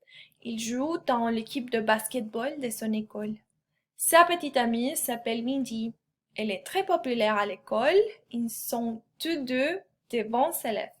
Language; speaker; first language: French; non-native, fluent; Spanish